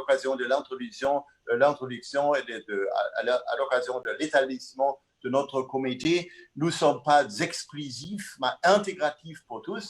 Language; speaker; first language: French; non-native, fluent; German